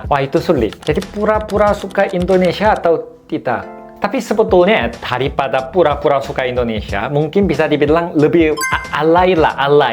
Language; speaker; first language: Indonesian; non-native, fluent; Korean